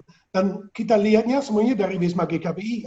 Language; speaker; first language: Indonesian; non-native, fluent; Dutch